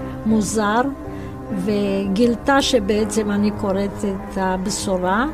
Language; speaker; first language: Hebrew; non-native, fluent; Romanian